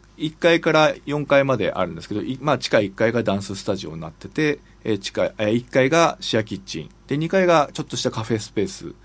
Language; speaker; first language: Japanese; native; Japanese